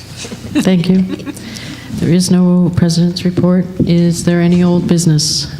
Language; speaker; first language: English; native; English